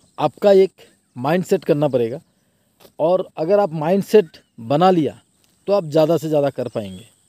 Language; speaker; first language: Hindi; non-native, local second language; Bangla